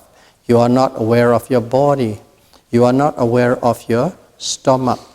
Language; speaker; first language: English; non-native, fluent; Burmese